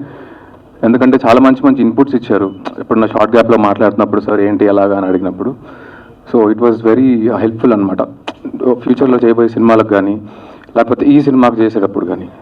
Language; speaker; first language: Telugu; native; Telugu